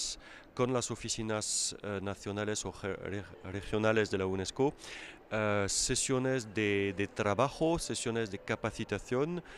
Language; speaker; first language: Spanish; non-native, fluent; French